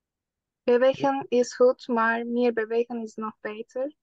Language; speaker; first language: Dutch; non-native, learner; Turkish